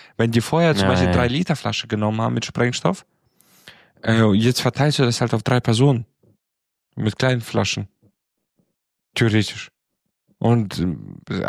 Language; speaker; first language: German; non-native, fluent; Romanian